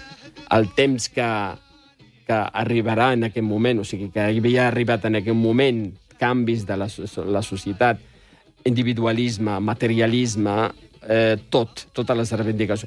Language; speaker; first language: Catalan; non-native, fluent; Riffian